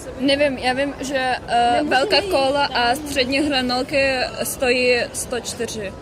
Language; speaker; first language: Czech; non-native, learner; Ukrainian